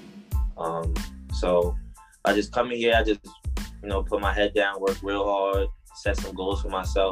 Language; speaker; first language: English; native; English